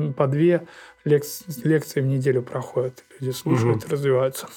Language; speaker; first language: Russian; native; Russian